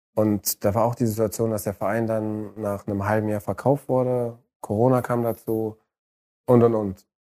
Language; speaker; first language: German; early bilingual, other home language; Arabic